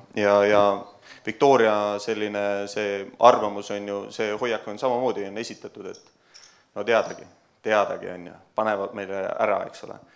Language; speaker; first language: Estonian; native; Estonian